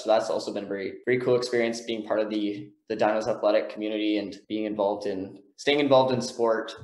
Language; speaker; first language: English; native; English